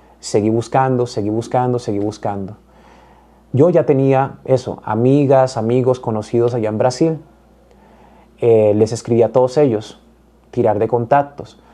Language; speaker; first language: Spanish; native; Spanish